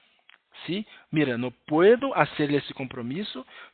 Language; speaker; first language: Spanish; non-native, learner; Portuguese